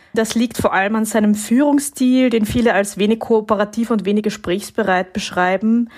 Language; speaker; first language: German; native; German